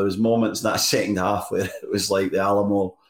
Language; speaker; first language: English; native; English